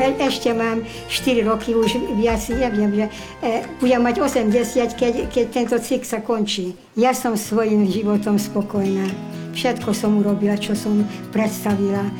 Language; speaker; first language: Slovak; early bilingual, heritage; Slovak